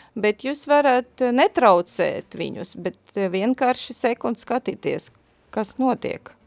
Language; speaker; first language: Latvian; non-native, local second language; Russian